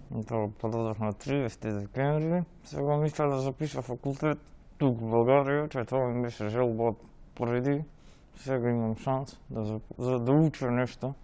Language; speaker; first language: Bulgarian; early bilingual, heritage; Macedonian